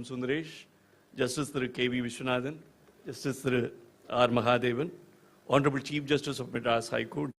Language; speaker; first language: English; non-native, local second language; Tamil